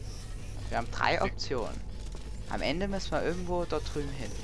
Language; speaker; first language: German; native; German